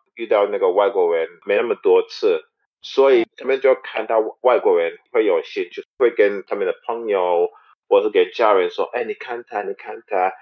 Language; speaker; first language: Chinese; non-native, learner; English